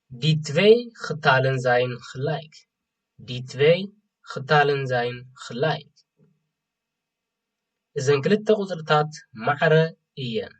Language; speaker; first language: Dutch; non-native, fluent; Tigrinya